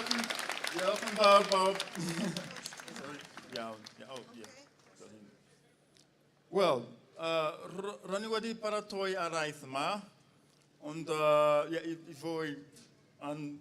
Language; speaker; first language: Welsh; non-native, fluent; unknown